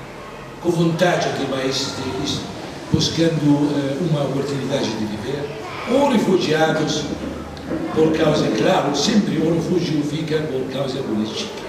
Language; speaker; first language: Portuguese; non-native, fluent; Arabic